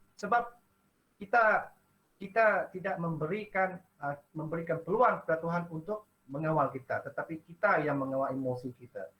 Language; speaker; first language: Malay; non-native, local second language; Iban